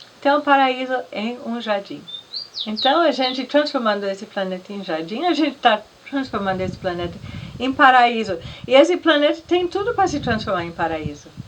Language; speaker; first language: Portuguese; non-native, fluent; English